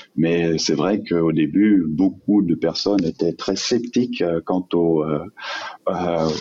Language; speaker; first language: French; native; French